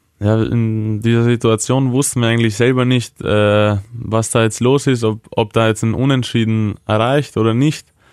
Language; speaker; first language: German; early bilingual, other home language; Croatian